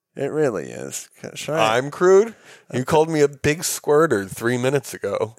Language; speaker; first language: English; native; English